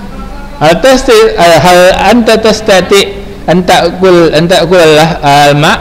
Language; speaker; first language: Arabic; non-native, fluent; Indonesian